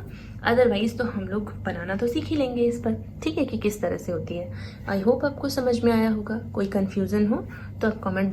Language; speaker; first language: Hindi; native; Hindi